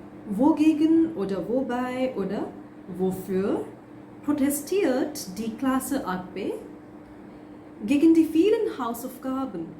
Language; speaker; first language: German; non-native, fluent; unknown